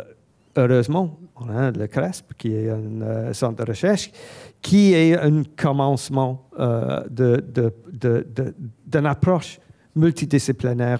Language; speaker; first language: French; non-native, fluent; English